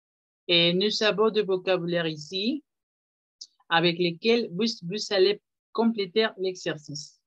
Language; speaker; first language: French; non-native, fluent; Spanish